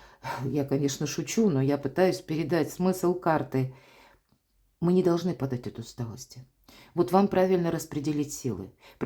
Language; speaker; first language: Russian; native; Russian